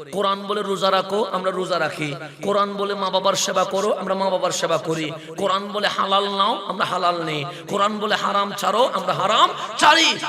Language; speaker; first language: Bangla; non-native, local second language; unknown